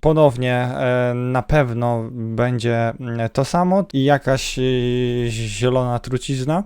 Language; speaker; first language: Polish; native; Polish